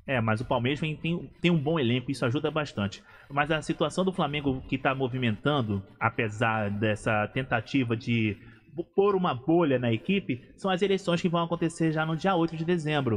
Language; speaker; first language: Portuguese; native; Portuguese